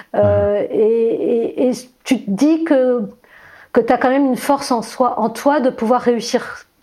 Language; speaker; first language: French; native; French